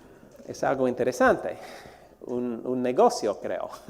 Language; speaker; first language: Spanish; non-native, fluent; English